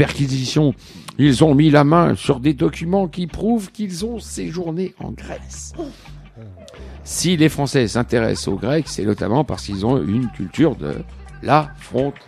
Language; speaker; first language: French; native; French